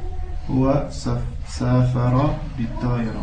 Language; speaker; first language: Arabic; non-native, learner; French